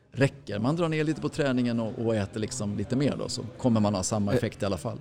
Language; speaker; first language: Swedish; native; Swedish